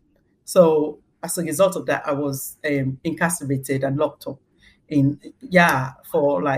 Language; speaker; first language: English; non-native, local second language; Krio